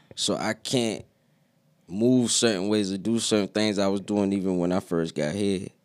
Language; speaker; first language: English; native; English